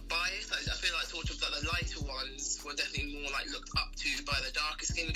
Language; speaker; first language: English; native; English